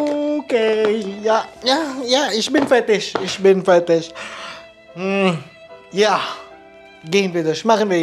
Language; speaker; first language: German; non-native, learner; Filipino